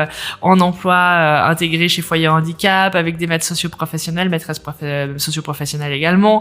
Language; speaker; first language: French; native; French